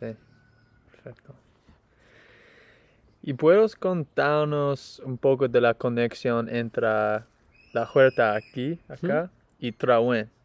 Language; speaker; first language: Spanish; non-native, learner; English